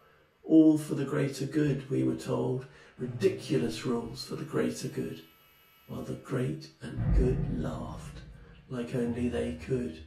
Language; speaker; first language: English; native; English